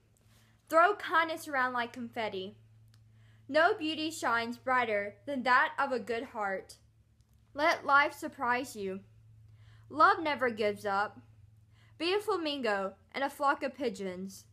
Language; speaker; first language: English; native; English